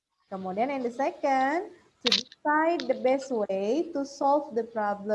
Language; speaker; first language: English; non-native, fluent; Indonesian